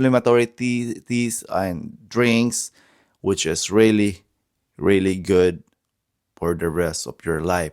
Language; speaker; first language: English; non-native, fluent; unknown